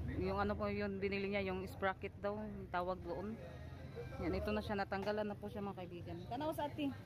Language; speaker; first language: Filipino; non-native, local second language; Cebuano